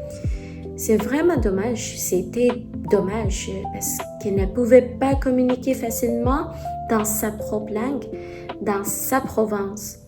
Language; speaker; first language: French; non-native, learner; Filipino